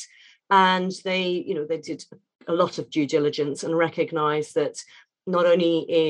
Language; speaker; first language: English; native; English